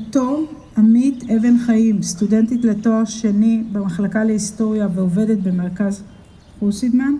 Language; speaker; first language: Hebrew; native; Hebrew